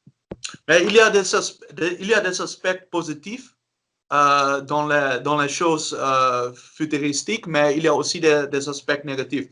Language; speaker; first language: French; non-native, learner; Dutch